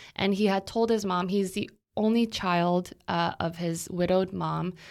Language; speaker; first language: English; non-native, fluent; Korean